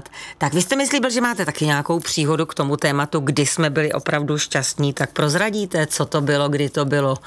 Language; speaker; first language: Czech; native; Czech